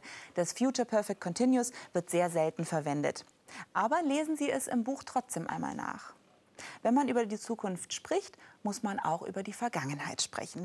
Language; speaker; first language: German; native; German